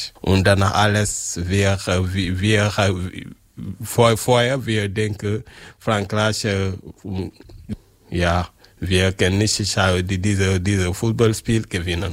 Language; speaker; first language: German; non-native, learner; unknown